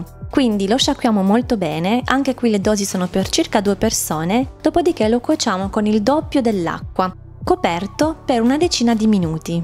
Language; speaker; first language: Italian; native; Italian